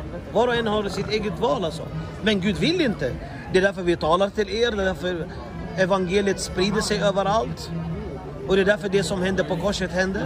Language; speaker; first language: Swedish; non-native, fluent; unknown